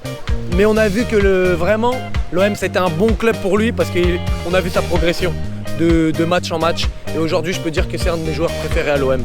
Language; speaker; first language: French; native; French